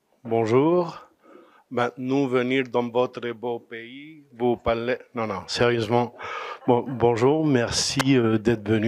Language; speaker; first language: French; non-native, fluent; Spanish